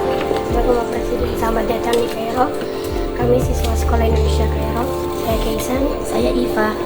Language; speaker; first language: Indonesian; early bilingual, heritage; Indonesian